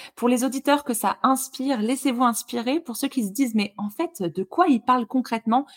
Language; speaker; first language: French; native; French